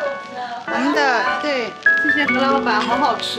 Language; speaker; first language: German; non-native, fluent; Chinese